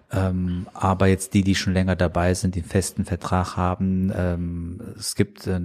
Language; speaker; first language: German; native; German